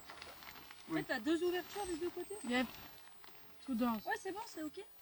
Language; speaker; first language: French; native; French